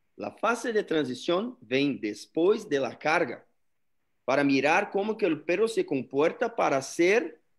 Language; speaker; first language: Spanish; non-native, learner; Portuguese